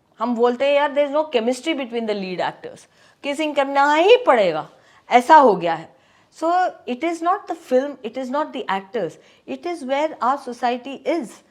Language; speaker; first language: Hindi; non-native, local second language; Tamil